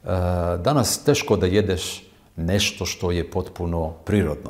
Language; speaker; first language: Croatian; non-native, fluent; Hebrew